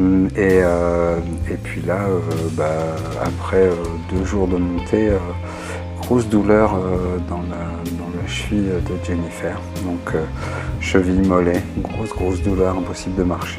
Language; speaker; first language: French; native; French